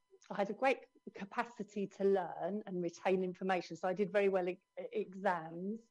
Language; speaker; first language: English; native; English